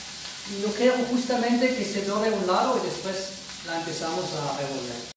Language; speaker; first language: Spanish; non-native, fluent; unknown